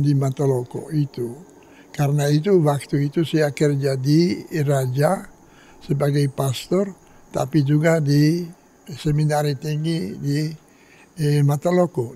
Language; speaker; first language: Indonesian; non-native, fluent; Polish